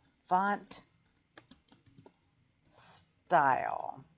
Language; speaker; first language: English; native; English